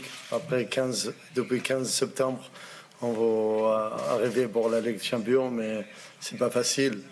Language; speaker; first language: French; non-native, learner; Arabic